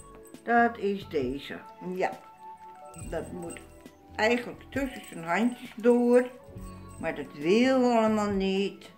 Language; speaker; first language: Dutch; native; Dutch